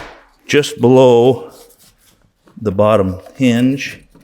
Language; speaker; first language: English; native; English